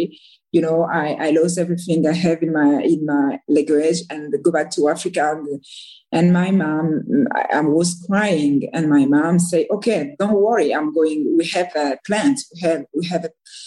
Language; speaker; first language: English; non-native, learner; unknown